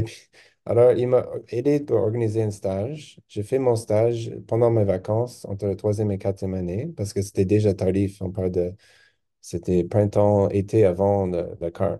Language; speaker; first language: French; non-native, local second language; English